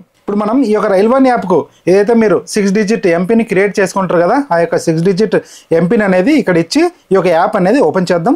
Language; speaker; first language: Telugu; native; Telugu